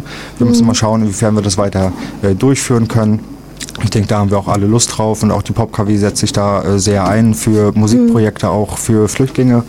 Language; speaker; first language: German; native; German